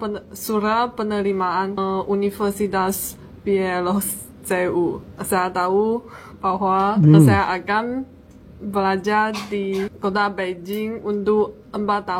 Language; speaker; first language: Indonesian; non-native, learner; Chinese